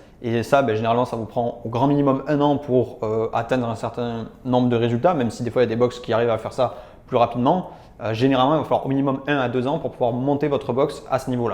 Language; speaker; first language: French; native; French